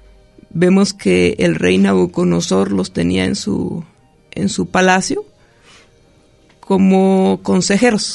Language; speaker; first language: Spanish; native; Spanish